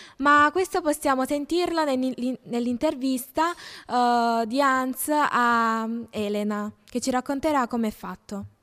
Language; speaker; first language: Italian; early bilingual, other home language; Chinese